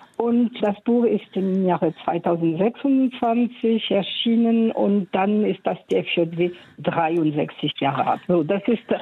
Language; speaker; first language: German; non-native, fluent; French